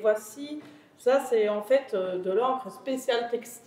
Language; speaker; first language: French; native; French